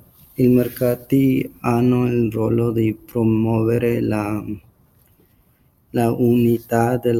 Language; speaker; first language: Italian; non-native, learner; English